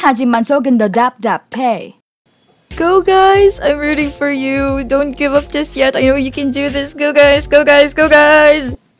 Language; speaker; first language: English; non-native, local second language; Filipino